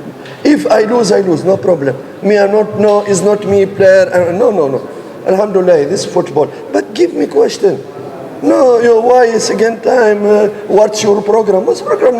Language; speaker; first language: English; non-native, learner; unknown